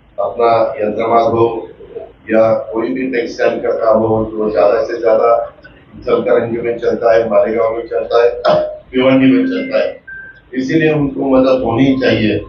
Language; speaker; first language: Hindi; non-native, local second language; Marathi